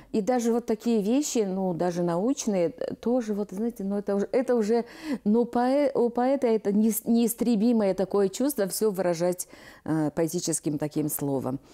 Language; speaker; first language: Russian; non-native, local second language; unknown